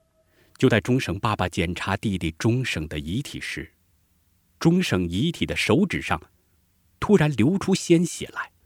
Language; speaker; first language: Chinese; native; Chinese